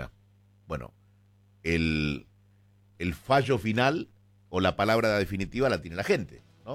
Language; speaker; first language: Spanish; native; Spanish